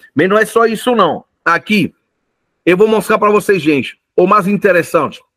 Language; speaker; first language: Portuguese; non-native, fluent; French